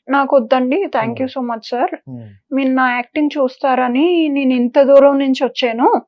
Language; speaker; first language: Telugu; native; Telugu